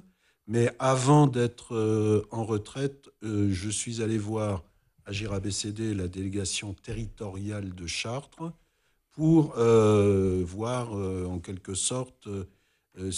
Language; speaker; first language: French; native; French